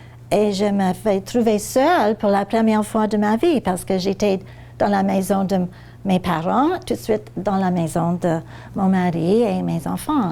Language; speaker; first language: French; non-native, fluent; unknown